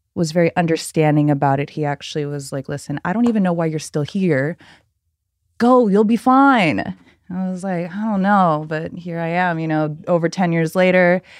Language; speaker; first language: English; early bilingual, other home language; Filipino